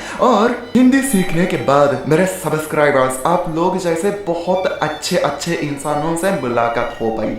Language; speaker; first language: Hindi; non-native, fluent; Japanese